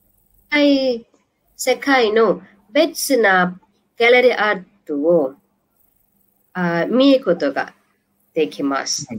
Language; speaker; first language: Japanese; non-native, learner; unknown